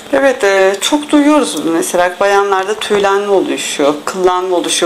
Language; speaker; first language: Turkish; native; Turkish